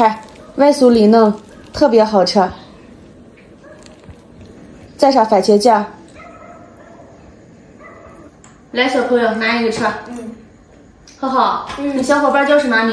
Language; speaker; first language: Chinese; native; Chinese